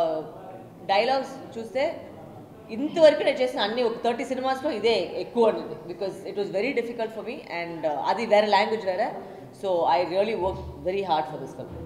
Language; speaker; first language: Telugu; non-native, learner; Tamil